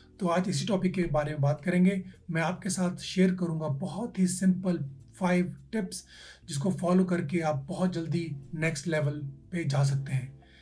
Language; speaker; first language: Hindi; native; Hindi